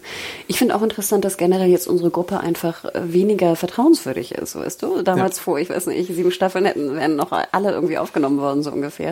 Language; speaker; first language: German; native; German